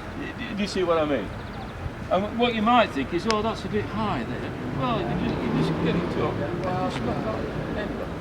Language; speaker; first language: English; native; English